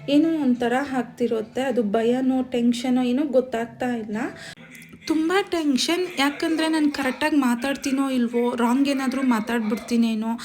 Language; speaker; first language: Kannada; non-native, local second language; Telugu